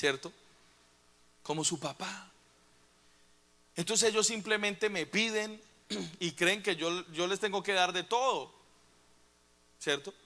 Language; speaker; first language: Spanish; native; Spanish